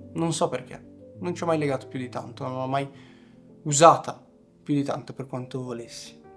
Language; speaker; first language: Italian; early bilingual, other home language; Portuguese